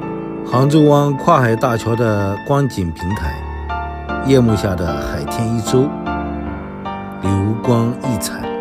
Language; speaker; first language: Chinese; native; Chinese